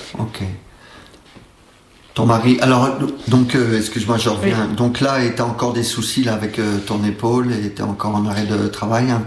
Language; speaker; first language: French; native; French